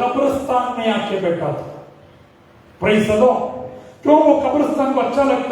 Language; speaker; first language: Hindi; non-native, local second language; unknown